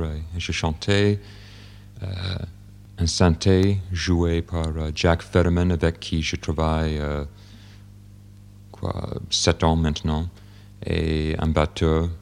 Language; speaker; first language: French; non-native, fluent; English